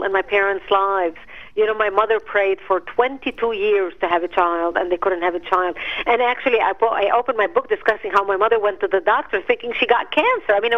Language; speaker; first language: English; non-native, fluent; Arabic